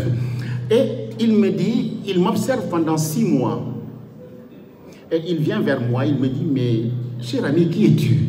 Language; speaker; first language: French; non-native, local second language; Wolof